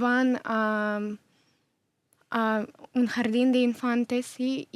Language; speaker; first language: Spanish; non-native, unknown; Ukrainian